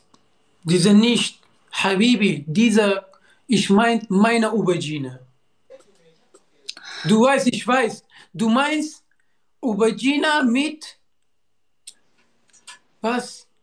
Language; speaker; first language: German; non-native, learner; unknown